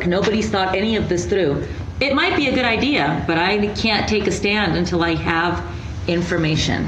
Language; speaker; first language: English; early bilingual, other home language; Spanish